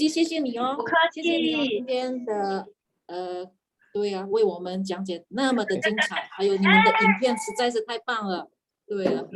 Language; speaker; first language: Chinese; non-native, fluent; Indonesian